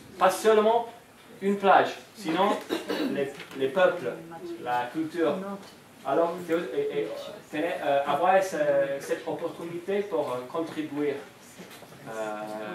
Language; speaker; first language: French; non-native, fluent; English